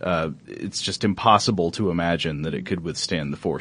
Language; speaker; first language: English; native; English